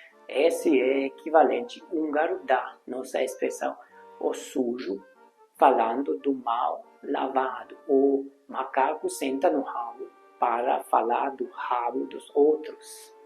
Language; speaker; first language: Portuguese; non-native, fluent; Hungarian